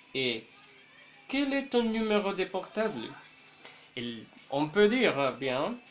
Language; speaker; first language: French; non-native, fluent; Spanish